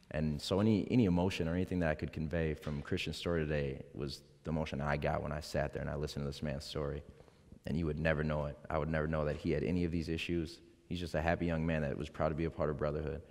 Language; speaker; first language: English; native; English